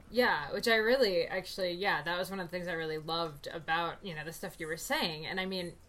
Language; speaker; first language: English; native; English